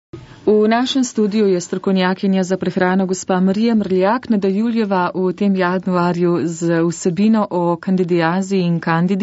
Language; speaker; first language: Slovenian; native; Slovenian